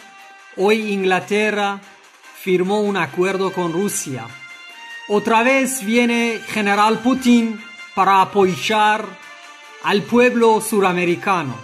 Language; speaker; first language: Spanish; non-native, fluent; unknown